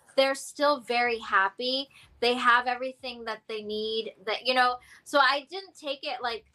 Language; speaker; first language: English; early bilingual, other home language; Hindi